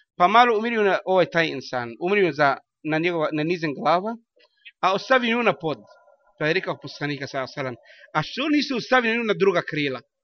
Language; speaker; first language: Bosnian; non-native, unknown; Arabic